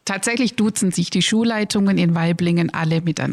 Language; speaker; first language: German; native; German